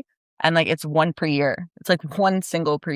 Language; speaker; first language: English; native; English